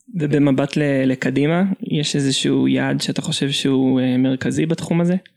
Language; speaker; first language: Hebrew; native; Hebrew